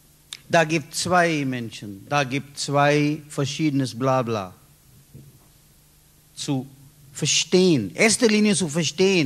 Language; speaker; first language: German; non-native, learner; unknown